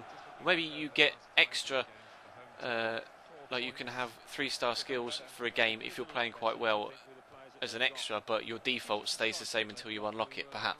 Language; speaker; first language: English; native; English